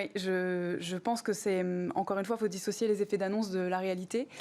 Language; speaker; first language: French; native; French